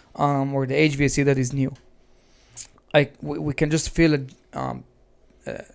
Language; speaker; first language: English; non-native, fluent; Hebrew